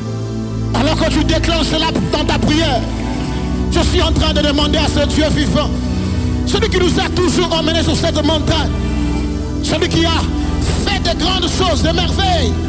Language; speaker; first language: French; non-native, local second language; Lingala